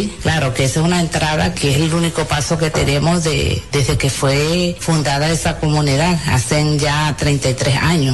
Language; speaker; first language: Spanish; native; Spanish